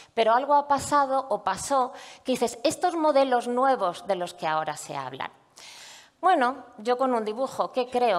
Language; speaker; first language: Spanish; native; Spanish